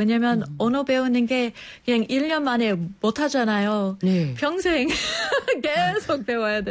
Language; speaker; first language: Korean; non-native, fluent; English